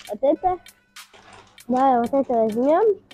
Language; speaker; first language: Russian; non-native, local second language; Kazakh